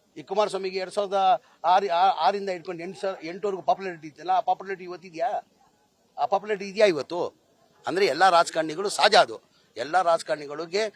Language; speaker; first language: Kannada; non-native, local second language; Urdu